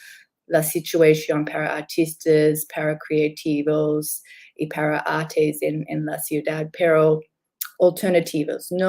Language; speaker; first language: Spanish; non-native, learner; English